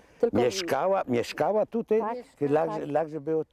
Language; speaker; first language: Polish; non-native, learner; Dutch